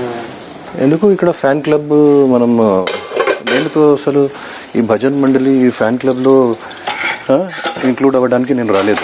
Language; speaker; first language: Telugu; non-native, fluent; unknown